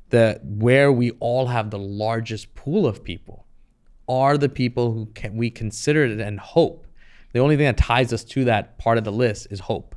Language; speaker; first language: English; native; English